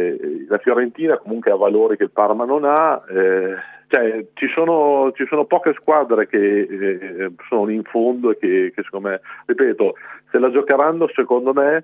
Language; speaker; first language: Italian; native; Italian